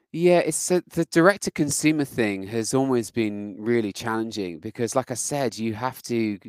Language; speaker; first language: English; native; English